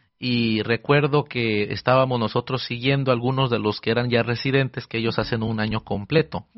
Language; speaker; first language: Spanish; early bilingual, heritage; Spanish